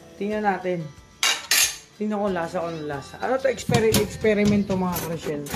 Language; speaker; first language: Filipino; non-native, local second language; Cebuano